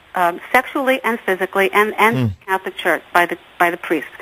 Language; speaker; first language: English; native; English